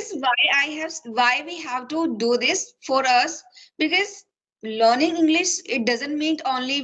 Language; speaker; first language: English; non-native, fluent; Hindi